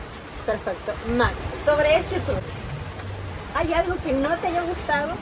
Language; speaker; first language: Spanish; native; Spanish